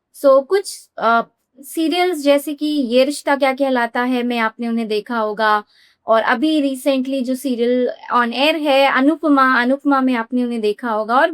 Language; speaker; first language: Hindi; native; Hindi